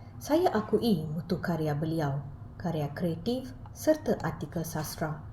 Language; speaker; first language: Malay; non-native, local second language; Tamil